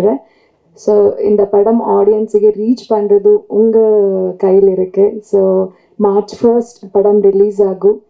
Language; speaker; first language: Tamil; non-native, local second language; Kannada